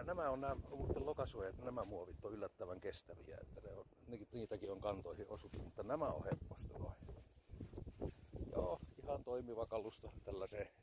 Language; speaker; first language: Finnish; native; Finnish